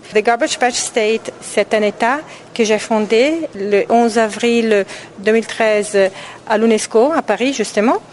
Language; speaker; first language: French; non-native, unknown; Italian